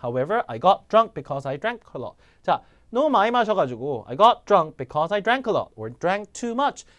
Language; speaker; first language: English; non-native, fluent; Korean